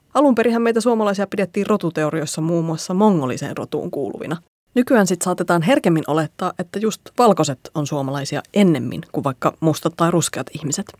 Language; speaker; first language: Finnish; native; Finnish